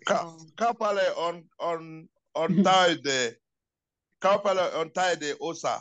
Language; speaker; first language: Finnish; non-native, learner; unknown